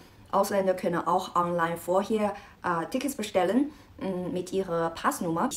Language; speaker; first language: German; non-native, fluent; Chinese